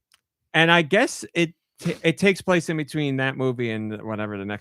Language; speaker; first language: English; native; English